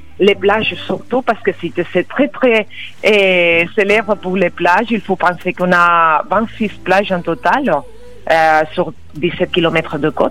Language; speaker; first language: French; non-native, fluent; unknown